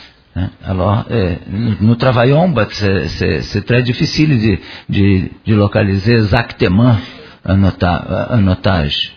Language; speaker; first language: French; non-native, learner; Portuguese